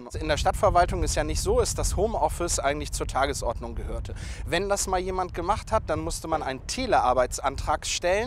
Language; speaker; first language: German; native; German